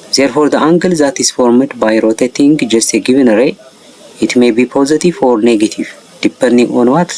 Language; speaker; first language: English; non-native, local second language; Amharic